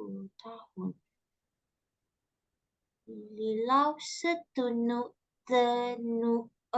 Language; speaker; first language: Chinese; non-native, learner; Indonesian